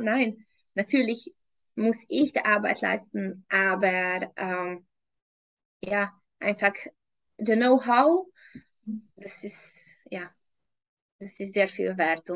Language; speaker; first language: German; non-native, fluent; Hungarian